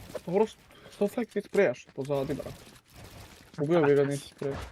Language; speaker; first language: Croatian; non-native, learner; Macedonian